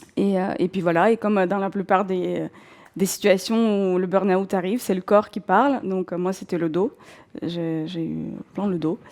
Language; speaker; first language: French; non-native, fluent; Russian